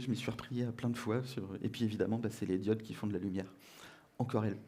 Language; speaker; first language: French; native; French